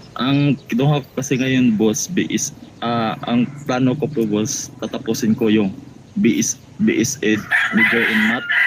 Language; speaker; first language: Filipino; non-native, local second language; Cebuano